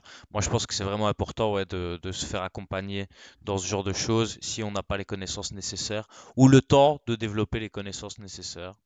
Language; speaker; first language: French; native; French